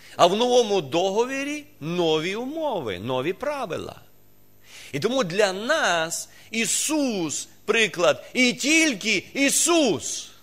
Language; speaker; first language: Ukrainian; non-native, local second language; Russian